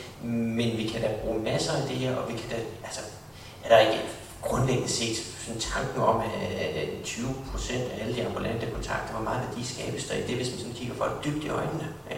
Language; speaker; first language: Danish; native; Danish